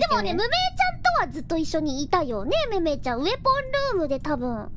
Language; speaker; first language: Japanese; native; Japanese